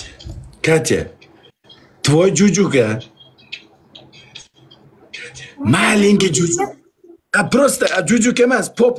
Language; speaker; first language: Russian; non-native, learner; Uzbek